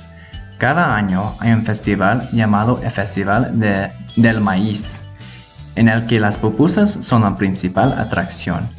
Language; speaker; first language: Spanish; non-native, learner; English